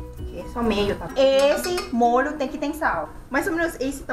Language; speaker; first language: Portuguese; non-native, learner; Thai